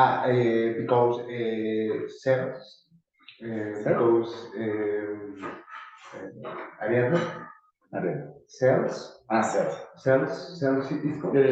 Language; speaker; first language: English; non-native, learner; Spanish